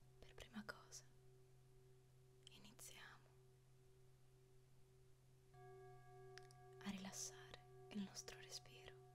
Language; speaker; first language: Italian; native; Italian